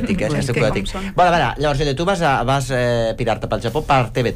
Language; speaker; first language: Catalan; native; Catalan